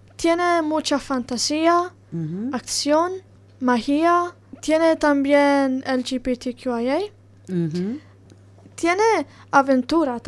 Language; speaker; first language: Spanish; non-native, learner; Italian